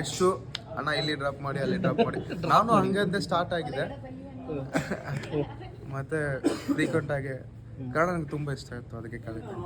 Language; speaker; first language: Kannada; non-native, local second language; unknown